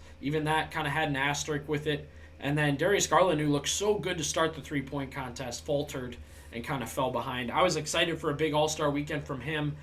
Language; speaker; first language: English; native; English